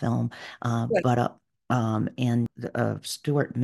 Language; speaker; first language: English; early bilingual, other home language; Portuguese